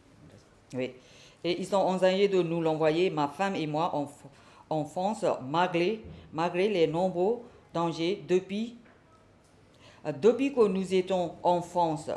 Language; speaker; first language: French; non-native, learner; Burmese